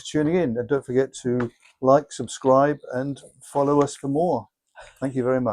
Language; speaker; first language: English; native; English